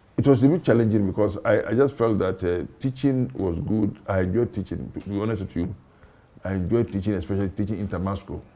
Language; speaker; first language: English; non-native, local second language; Hausa